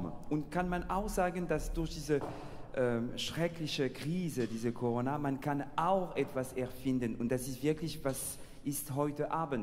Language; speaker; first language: German; non-native, fluent; French